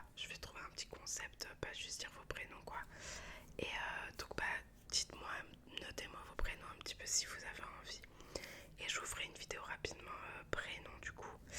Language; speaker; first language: French; native; French